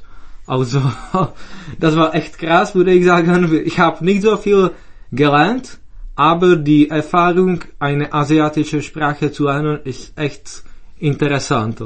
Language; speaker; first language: German; non-native, fluent; Czech